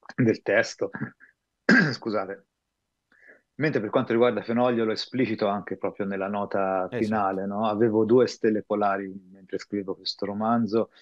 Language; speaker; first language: Italian; native; Italian